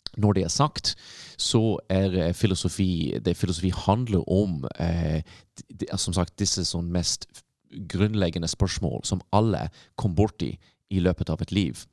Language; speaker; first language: Norwegian; non-native, fluent; English